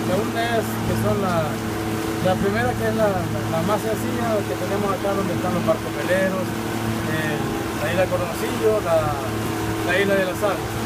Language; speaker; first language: Spanish; native; Spanish